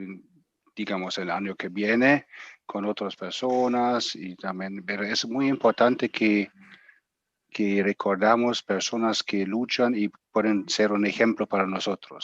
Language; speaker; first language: Spanish; non-native, fluent; German